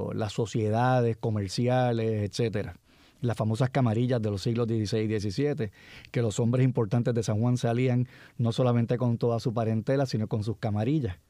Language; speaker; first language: Spanish; native; Spanish